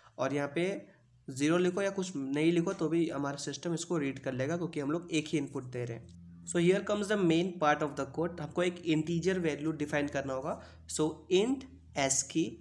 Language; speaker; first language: Hindi; native; Hindi